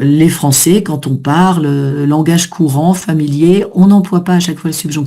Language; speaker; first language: French; native; French